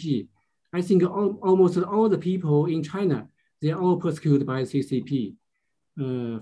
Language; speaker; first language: English; non-native, learner; Chinese